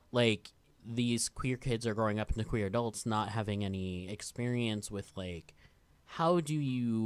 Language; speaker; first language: English; native; English